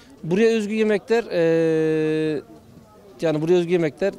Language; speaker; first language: Turkish; native; Turkish